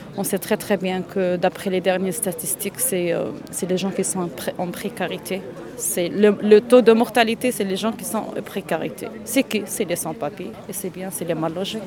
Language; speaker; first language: French; non-native, local second language; Arabic